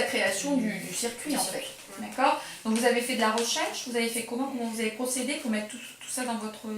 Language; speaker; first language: French; native; French